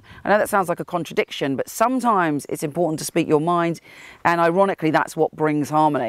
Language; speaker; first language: English; native; English